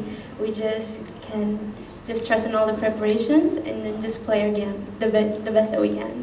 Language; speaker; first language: English; non-native, fluent; Indonesian